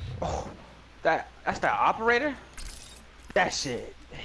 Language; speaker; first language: English; native; English